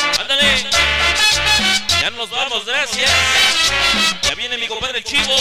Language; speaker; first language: Spanish; native; Spanish